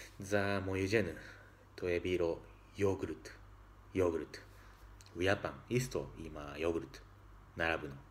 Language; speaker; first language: Serbian; non-native, learner; Japanese